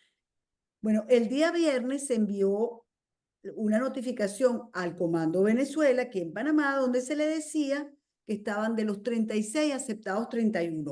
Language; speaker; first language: Spanish; native; Spanish